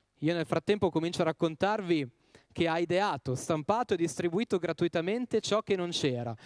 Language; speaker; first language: Italian; native; Italian